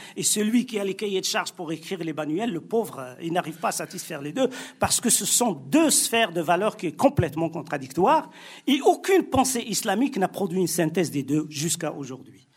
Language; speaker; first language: French; non-native, local second language; Arabic